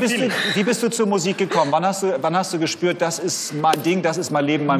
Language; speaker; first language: German; native; German